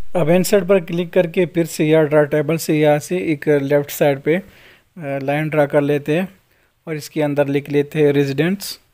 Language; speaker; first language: Urdu; non-native, local second language; Pashto